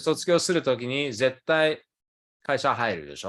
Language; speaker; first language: Japanese; early bilingual, other home language; English